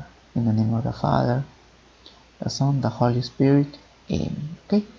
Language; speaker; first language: English; non-native, fluent; Spanish